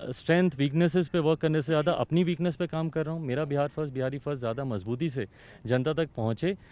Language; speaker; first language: Hindi; native; Hindi